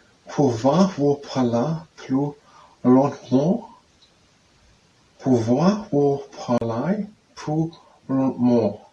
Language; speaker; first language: French; non-native, learner; English